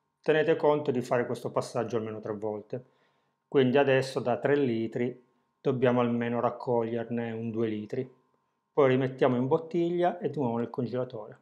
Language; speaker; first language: Italian; native; Italian